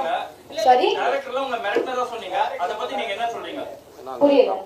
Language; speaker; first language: Tamil; non-native, learner; Malayalam